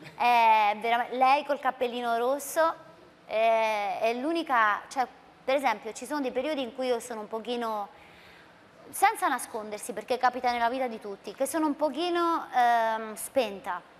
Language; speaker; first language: Italian; native; Italian